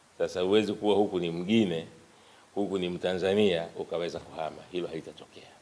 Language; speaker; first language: Swahili; native; Swahili